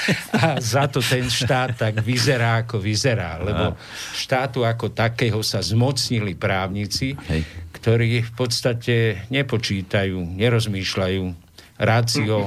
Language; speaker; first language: Slovak; native; Slovak